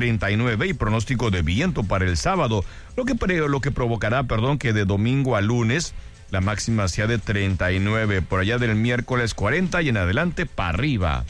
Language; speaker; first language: Spanish; native; Spanish